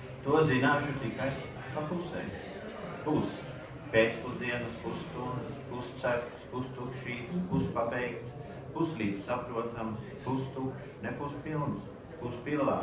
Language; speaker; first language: Latvian; early bilingual, heritage; Latvian